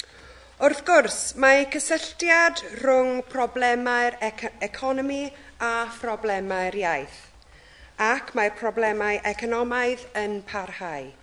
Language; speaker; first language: Welsh; non-native, local second language; English